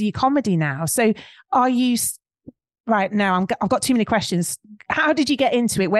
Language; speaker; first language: English; native; English